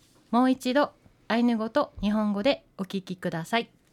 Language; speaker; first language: Japanese; native; Japanese